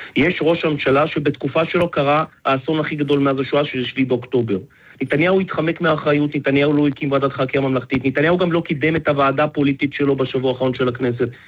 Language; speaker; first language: Hebrew; non-native, fluent; Russian